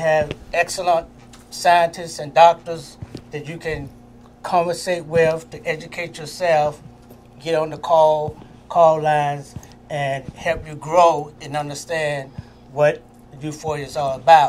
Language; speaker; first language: English; native; English